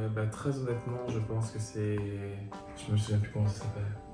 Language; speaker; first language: French; native; French